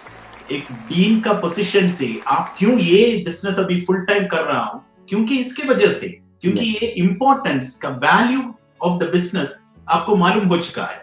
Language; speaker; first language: Hindi; non-native, local second language; Malayalam